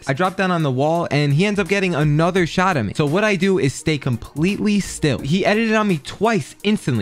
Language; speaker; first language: English; native; English